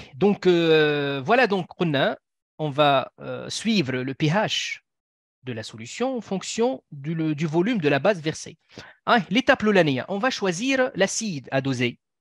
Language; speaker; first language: French; non-native, local second language; Arabic